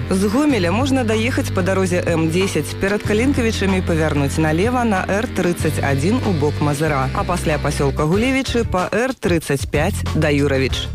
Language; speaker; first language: Belarusian; non-native, local second language; Russian